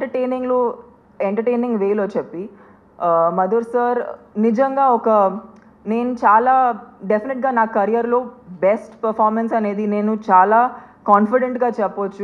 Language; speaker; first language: Telugu; non-native, fluent; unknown